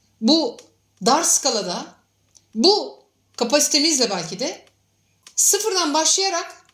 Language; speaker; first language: Turkish; native; Turkish